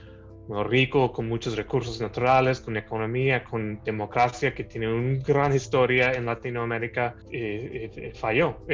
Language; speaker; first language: Spanish; early bilingual, heritage; Spanish